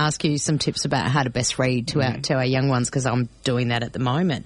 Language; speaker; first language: English; early bilingual, other home language; Greek